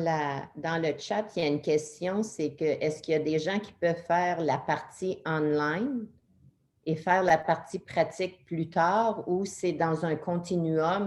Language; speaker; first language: French; native; French